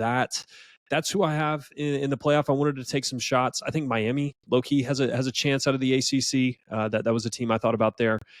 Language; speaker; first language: English; native; English